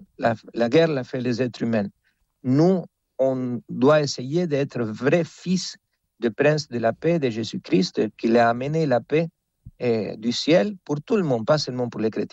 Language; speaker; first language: French; non-native, fluent; Spanish